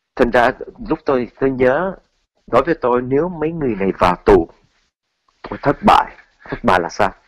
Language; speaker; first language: Vietnamese; early bilingual, heritage; Vietnamese